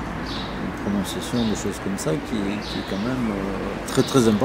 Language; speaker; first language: French; native; French